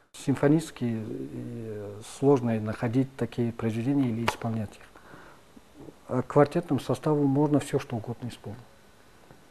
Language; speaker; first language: Russian; non-native, local second language; Tajik